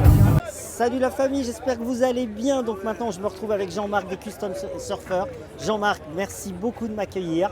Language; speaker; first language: French; native; French